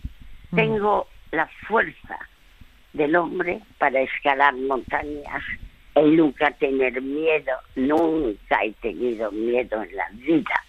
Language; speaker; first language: Spanish; early bilingual, other home language; French